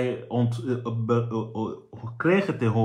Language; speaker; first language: Dutch; non-native, fluent; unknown